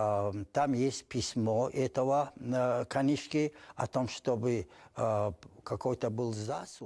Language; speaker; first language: Russian; non-native, local second language; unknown